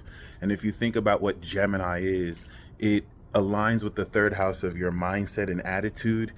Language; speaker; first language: English; native; English